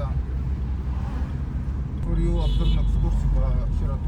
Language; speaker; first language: Russian; non-native, learner; Arabic